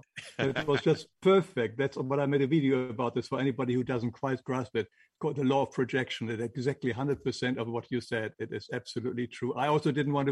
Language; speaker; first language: English; non-native, fluent; German